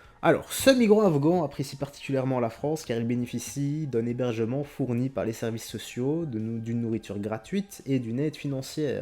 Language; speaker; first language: French; native; French